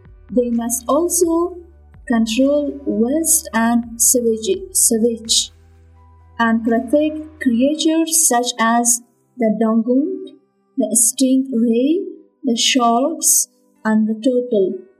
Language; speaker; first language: English; non-native, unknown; Persian